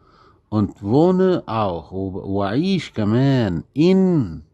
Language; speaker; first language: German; non-native, fluent; Arabic